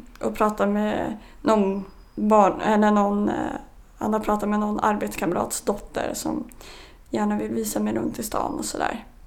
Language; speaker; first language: Swedish; native; Swedish